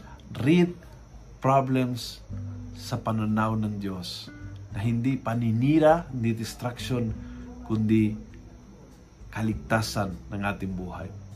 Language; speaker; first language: Filipino; native; Filipino